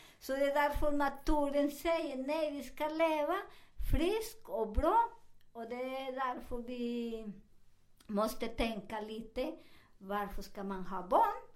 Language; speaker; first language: Swedish; non-native, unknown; Spanish